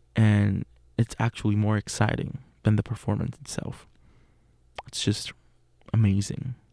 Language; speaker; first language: English; non-native, fluent; Spanish